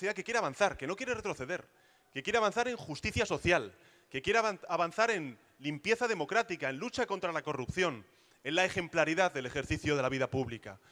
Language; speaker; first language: Spanish; native; Spanish